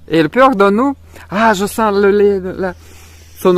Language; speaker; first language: French; non-native, learner; Russian